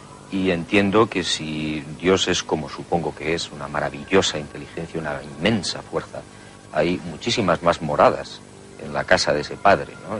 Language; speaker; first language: Spanish; native; Spanish